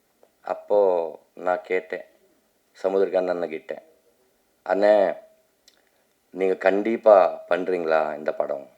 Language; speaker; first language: Tamil; non-native, learner; Telugu